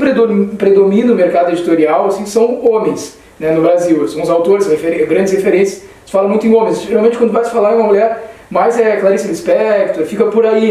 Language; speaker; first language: Portuguese; native; Portuguese